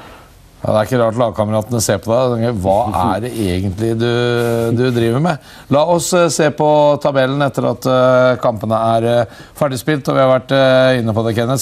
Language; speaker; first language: Norwegian; native; Norwegian